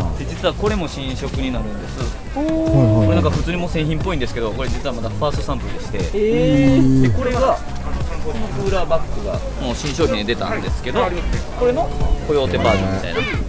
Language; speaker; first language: Japanese; native; Japanese